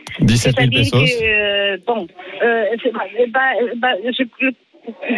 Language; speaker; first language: French; non-native, learner; Spanish